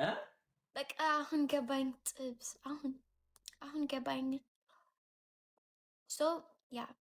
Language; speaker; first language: Amharic; early bilingual, heritage; English